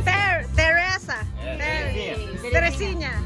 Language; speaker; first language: Portuguese; non-native, learner; Filipino